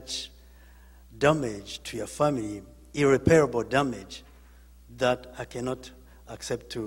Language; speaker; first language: English; non-native, local second language; Kinyarwanda